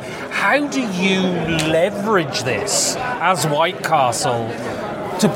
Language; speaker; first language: English; native; English